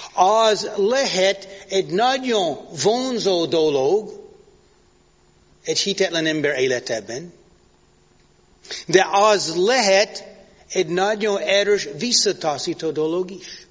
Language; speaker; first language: Hungarian; non-native, learner; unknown